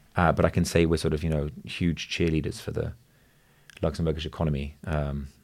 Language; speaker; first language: English; native; English